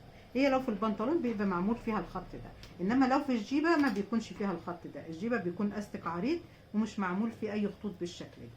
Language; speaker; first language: Arabic; native; Arabic